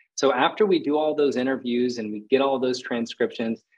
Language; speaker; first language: English; native; English